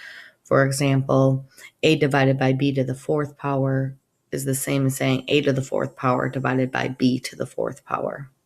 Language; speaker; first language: English; native; English